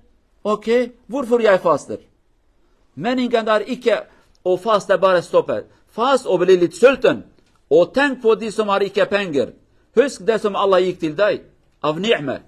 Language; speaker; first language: Norwegian; non-native, learner; Kurdish